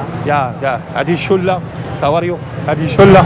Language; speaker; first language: English; non-native, learner; Arabic